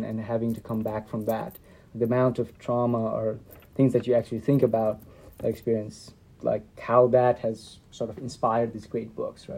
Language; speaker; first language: English; non-native, local second language; Nepali